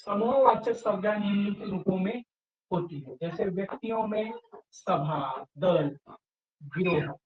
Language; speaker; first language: Hindi; non-native, local second language; Marathi